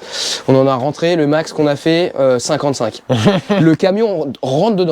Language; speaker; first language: French; native; French